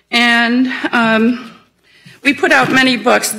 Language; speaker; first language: English; native; English